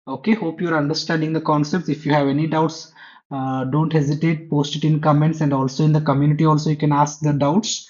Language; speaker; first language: English; non-native, local second language; Kannada